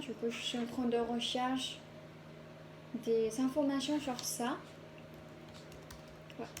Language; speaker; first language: French; non-native, learner; Korean